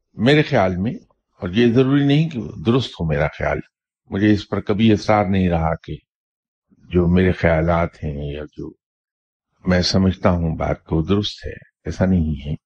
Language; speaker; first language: Urdu; non-native, local second language; Punjabi